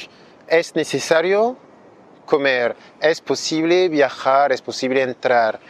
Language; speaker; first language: Spanish; non-native, fluent; French